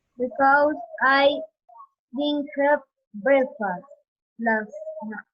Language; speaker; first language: English; non-native, learner; Spanish